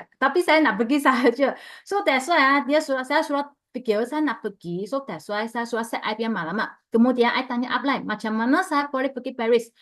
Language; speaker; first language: Malay; non-native, local second language; Chinese